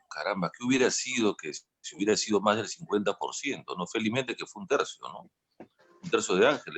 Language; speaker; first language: Spanish; native; Spanish